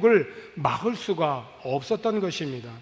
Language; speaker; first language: Korean; native; Korean